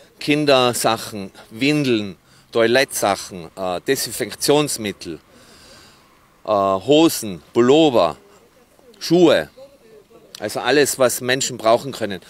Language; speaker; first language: German; non-native, fluent; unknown